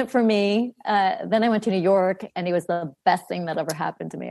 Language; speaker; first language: English; early bilingual, other home language; Greek